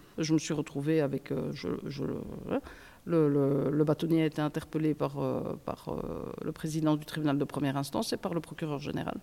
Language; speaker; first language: French; native; French